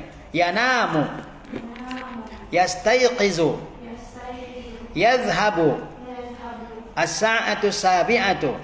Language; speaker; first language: Arabic; non-native, fluent; Indonesian